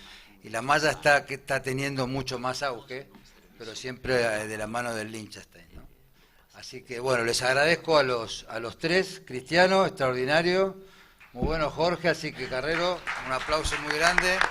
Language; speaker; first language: Spanish; native; Spanish